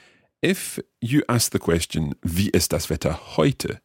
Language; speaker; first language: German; non-native, learner; English